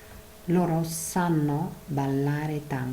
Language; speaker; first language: Italian; non-native, fluent; English